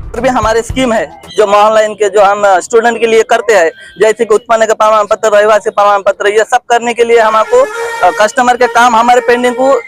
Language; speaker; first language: Hindi; non-native, local second language; Marathi